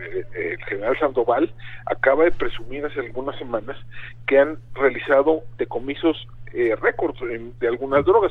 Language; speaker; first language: Spanish; native; Spanish